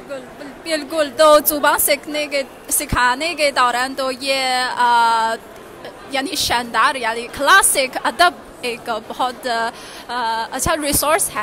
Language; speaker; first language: Hindi; non-native, learner; Chinese